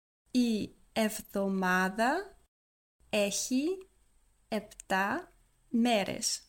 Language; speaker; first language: Greek; non-native, learner; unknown